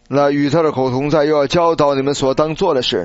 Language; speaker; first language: Chinese; native; Chinese